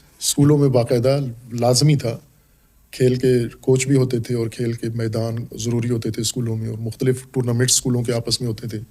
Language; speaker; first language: Urdu; native; Urdu